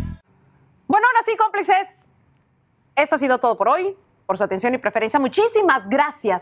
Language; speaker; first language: Spanish; native; Spanish